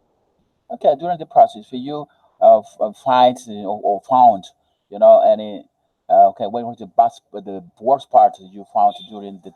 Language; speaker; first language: English; non-native, learner; Spanish